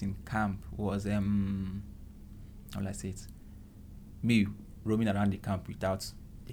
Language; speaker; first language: English; non-native, local second language; Igbo